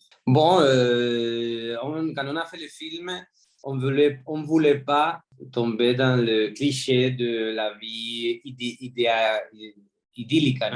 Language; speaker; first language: French; non-native, fluent; Spanish